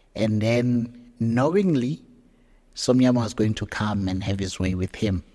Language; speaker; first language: English; non-native, local second language; Zulu